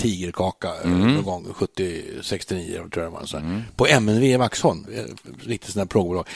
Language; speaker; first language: Swedish; native; Swedish